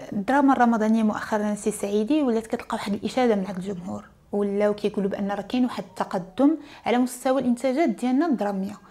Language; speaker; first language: Arabic; native; Arabic